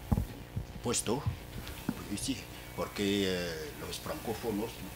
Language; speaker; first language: Spanish; non-native, fluent; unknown